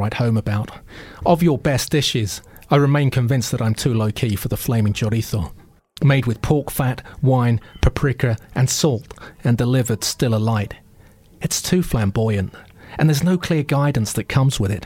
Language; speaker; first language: English; native; English